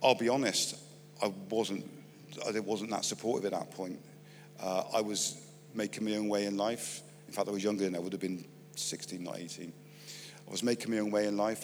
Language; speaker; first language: English; native; English